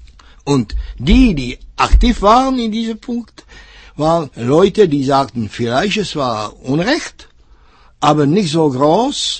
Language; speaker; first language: German; non-native, fluent; Czech